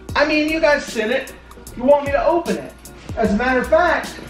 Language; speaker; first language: English; native; English